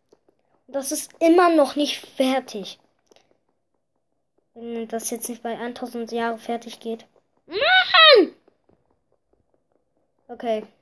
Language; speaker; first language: German; early bilingual, other home language; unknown